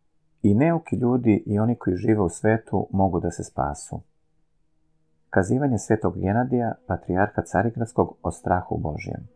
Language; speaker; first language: Serbian; native; Serbian